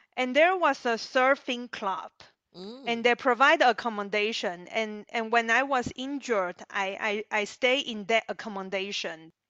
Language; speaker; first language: English; non-native, learner; Chinese